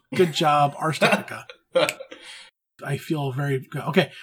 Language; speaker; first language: English; native; English